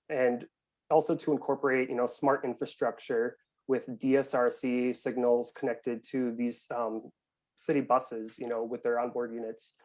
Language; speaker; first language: English; native; English